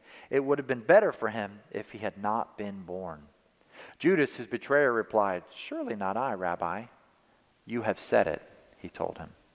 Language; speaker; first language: English; native; English